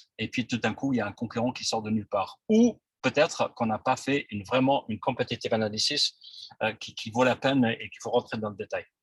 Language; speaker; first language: French; non-native, local second language; Arabic